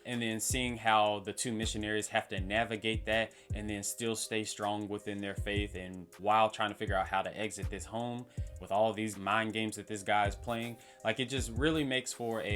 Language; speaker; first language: English; native; English